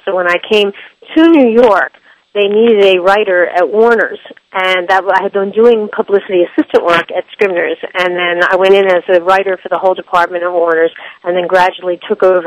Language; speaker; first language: English; native; English